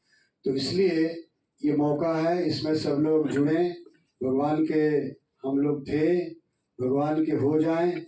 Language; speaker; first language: Hindi; native; Hindi